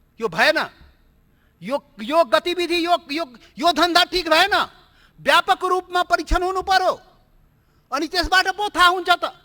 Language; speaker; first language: Nepali; non-native, local second language; Maithili